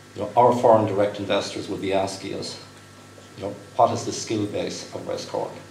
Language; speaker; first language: English; native; English